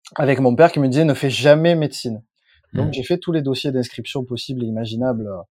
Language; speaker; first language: French; native; French